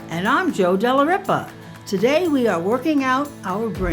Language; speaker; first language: English; native; English